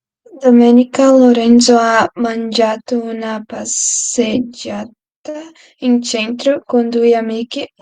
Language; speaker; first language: Italian; non-native, learner; Portuguese